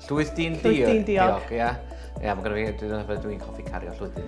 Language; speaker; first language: Welsh; non-native, local second language; English